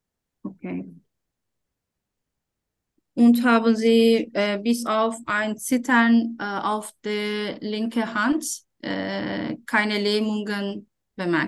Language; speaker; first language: German; non-native, fluent; Turkish